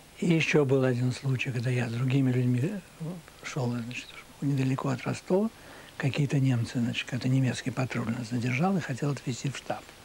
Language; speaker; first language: Russian; native; Russian